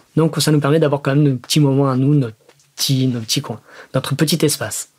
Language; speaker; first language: French; native; French